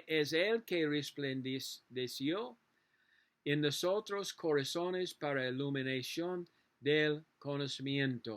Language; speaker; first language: Spanish; non-native, learner; English